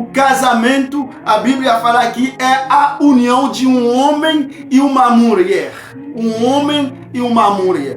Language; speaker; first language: Portuguese; non-native, fluent; Haitian Creole